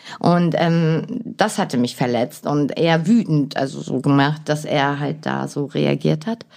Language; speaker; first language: German; early bilingual, other home language; Turkish